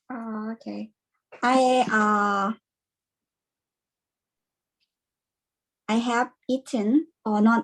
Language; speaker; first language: English; non-native, learner; Thai